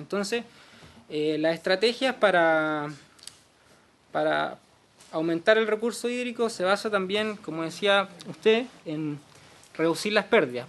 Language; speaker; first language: Spanish; native; Spanish